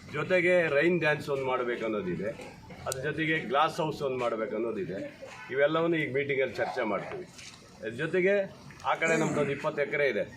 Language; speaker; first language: Kannada; native; Kannada